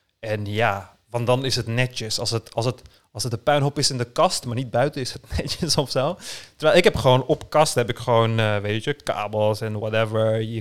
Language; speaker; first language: Dutch; early bilingual, other home language; Turkish